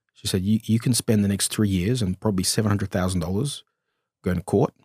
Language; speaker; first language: English; early bilingual, other home language; Romanian